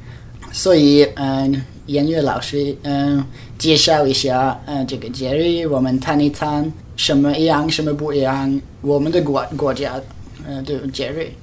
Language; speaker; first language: Chinese; non-native, learner; Norwegian